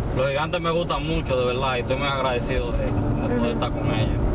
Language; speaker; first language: Spanish; native; Spanish